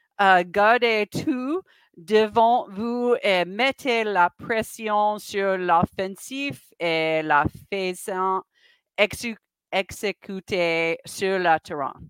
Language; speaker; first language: French; non-native, learner; English